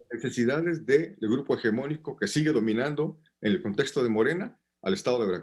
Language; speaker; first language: Spanish; native; Spanish